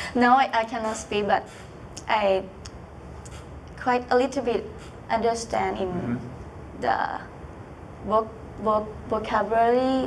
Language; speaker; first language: English; non-native, learner; Thai